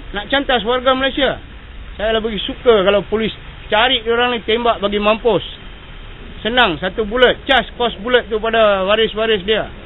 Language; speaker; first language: Malay; native; Malay